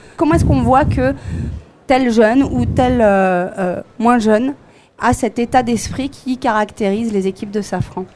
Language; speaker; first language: French; native; French